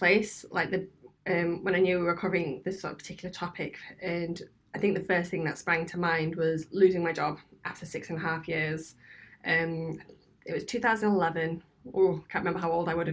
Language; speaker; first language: English; native; English